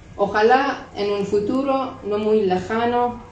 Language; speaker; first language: Spanish; non-native, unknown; Persian